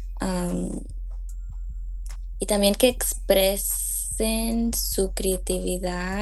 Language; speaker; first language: Spanish; early bilingual, heritage; Spanish